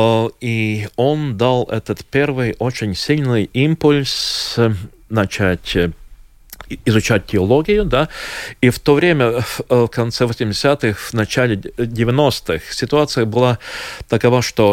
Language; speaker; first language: Russian; non-native, local second language; Latvian